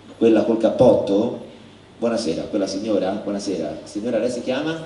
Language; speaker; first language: Italian; native; Italian